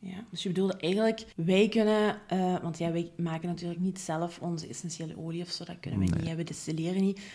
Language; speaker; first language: Dutch; native; Dutch